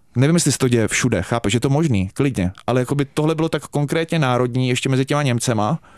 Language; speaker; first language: Czech; native; Czech